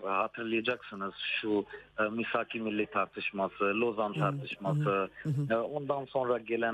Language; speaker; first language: Turkish; non-native, fluent; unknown